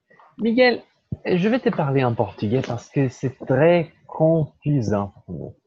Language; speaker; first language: French; non-native, fluent; Portuguese